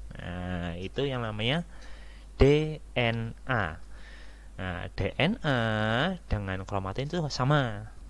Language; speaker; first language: Indonesian; native; Indonesian